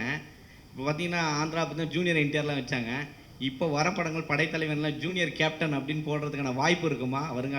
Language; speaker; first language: Tamil; native; Tamil